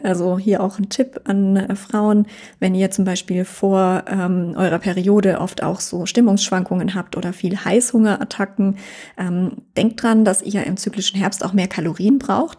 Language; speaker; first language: German; native; German